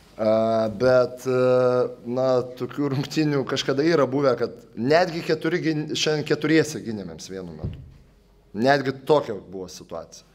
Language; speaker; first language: Lithuanian; native; Lithuanian